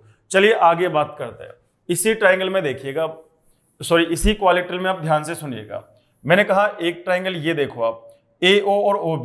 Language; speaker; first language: Hindi; native; Hindi